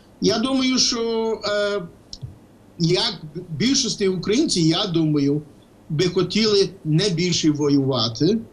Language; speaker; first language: Ukrainian; early bilingual, heritage; Ukrainian